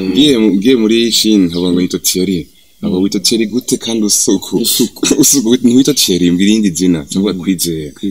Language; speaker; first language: Rundi; early bilingual, heritage; Rundi